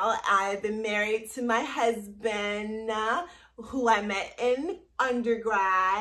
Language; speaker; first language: English; native; English